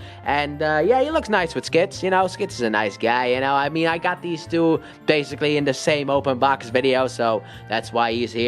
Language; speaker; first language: English; native; English